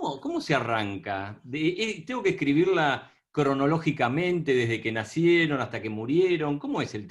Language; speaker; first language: Spanish; native; Spanish